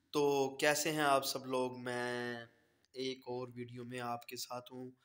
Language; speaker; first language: Urdu; native; Urdu